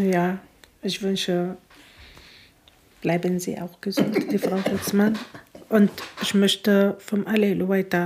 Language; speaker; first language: German; non-native, learner; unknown